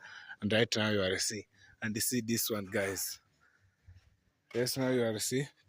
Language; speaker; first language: English; non-native, learner; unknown